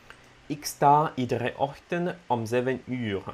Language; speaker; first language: Dutch; non-native, learner; Italian